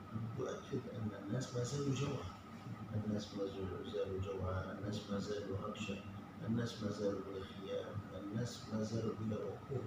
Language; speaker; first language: Arabic; native; Arabic